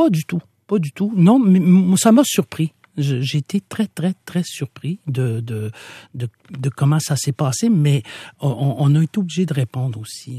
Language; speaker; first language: French; non-native, local second language; Innu-aimun